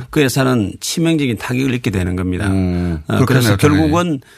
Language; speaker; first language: Korean; native; Korean